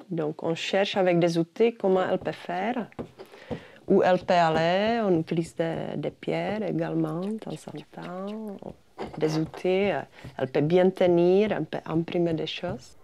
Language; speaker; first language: French; non-native, fluent; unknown